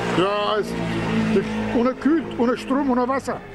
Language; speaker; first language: German; non-native, learner; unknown